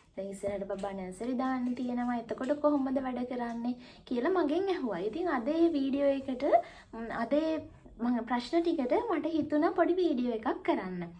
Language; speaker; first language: Sinhala; native; Sinhala